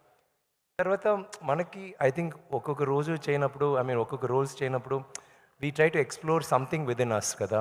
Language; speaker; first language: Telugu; non-native, learner; Tamil